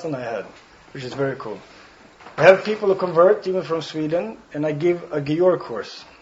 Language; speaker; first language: English; non-native, fluent; Swedish